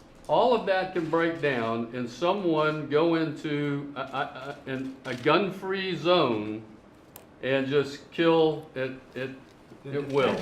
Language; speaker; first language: English; native; English